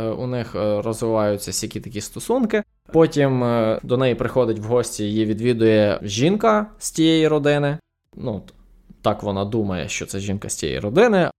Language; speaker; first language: Ukrainian; native; Ukrainian